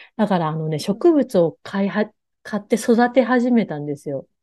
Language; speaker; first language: Japanese; native; Japanese